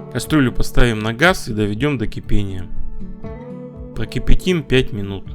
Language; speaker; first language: Russian; native; Russian